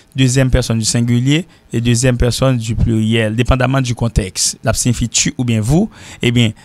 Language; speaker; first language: French; native; French